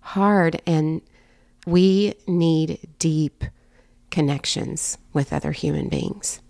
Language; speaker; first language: English; native; English